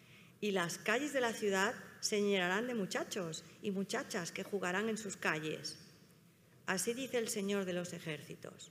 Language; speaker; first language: Spanish; native; Spanish